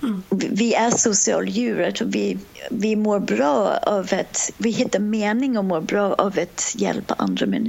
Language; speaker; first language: Swedish; non-native, fluent; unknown